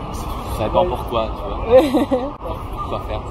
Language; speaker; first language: French; non-native, fluent; Spanish